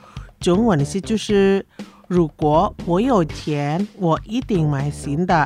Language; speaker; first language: Chinese; early bilingual, heritage; Chinese